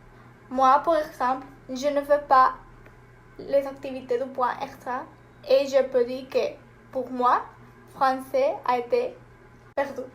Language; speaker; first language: French; non-native, learner; Spanish